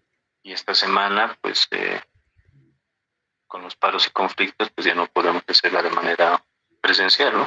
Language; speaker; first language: Spanish; native; Spanish